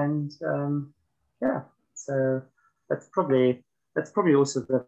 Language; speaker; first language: English; non-native, fluent; German